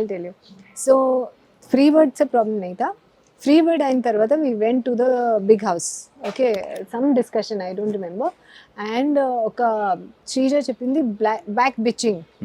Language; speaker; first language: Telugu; non-native, learner; Hindi